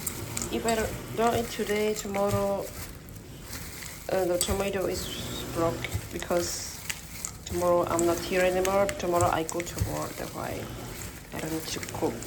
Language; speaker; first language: English; non-native, learner; Burmese